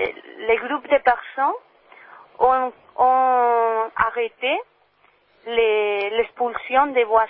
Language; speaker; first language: French; non-native, learner; Spanish